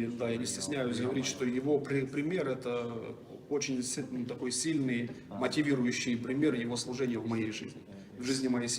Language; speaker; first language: Russian; native; Russian